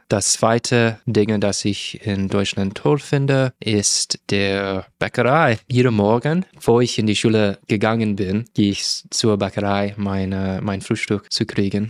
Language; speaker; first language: German; non-native, learner; English